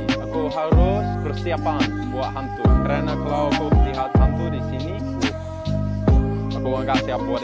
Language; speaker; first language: Indonesian; non-native, learner; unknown